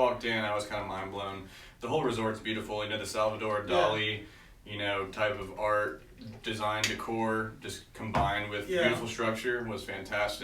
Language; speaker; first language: English; native; English